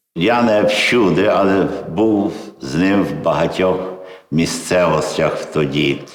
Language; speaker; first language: Ukrainian; early bilingual, heritage; Ukrainian